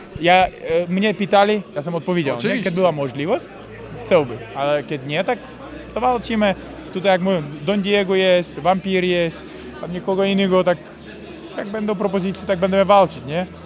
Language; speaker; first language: Polish; non-native, learner; Uzbek